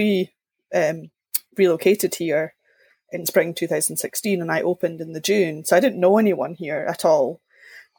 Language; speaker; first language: English; native; English